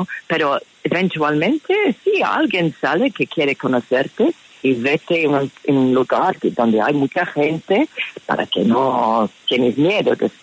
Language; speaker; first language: Spanish; non-native, fluent; English